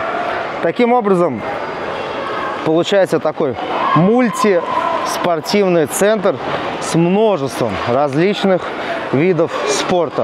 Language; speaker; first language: Russian; native; Russian